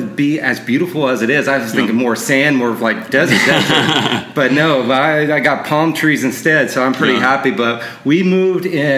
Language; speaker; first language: English; native; English